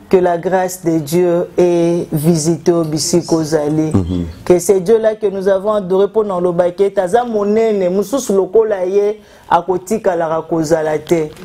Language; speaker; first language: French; non-native, local second language; Lingala